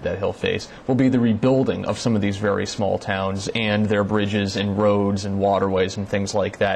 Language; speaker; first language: English; native; English